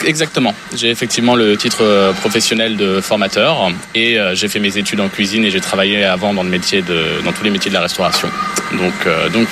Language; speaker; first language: French; native; French